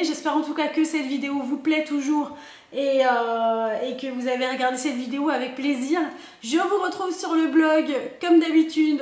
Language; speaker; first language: French; native; French